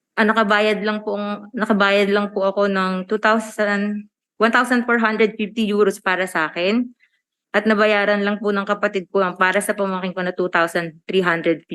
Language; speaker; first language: Filipino; native; Filipino